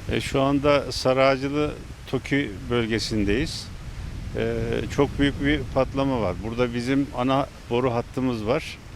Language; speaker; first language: Turkish; native; Turkish